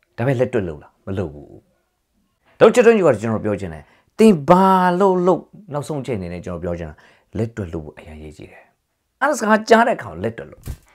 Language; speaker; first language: Burmese; native; Burmese